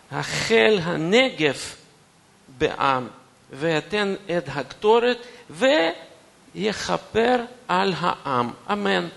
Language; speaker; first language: Hebrew; non-native, fluent; Russian